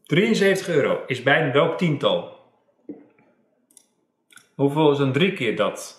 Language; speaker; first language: Dutch; native; Dutch